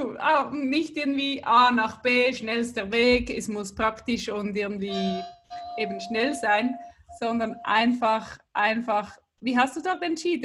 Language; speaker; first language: German; native; German